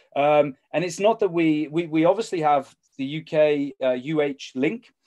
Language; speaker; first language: English; native; English